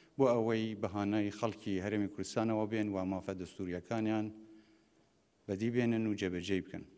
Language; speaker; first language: Central Kurdish; non-native, local second language; Kurdish